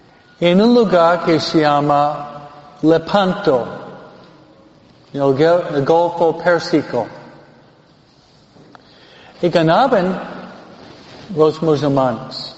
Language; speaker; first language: Spanish; non-native, fluent; English